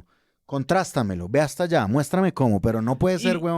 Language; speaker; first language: Spanish; native; Spanish